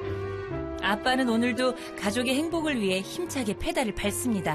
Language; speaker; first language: Korean; native; Korean